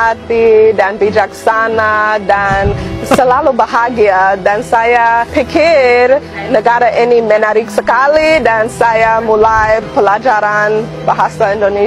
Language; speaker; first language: Indonesian; non-native, fluent; English